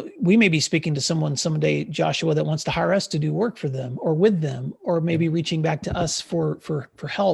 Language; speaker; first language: English; native; English